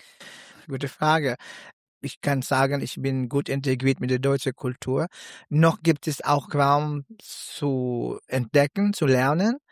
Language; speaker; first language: German; non-native, learner; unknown